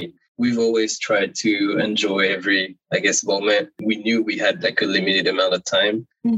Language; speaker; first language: English; non-native, fluent; French